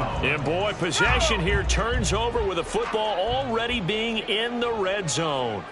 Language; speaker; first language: English; native; English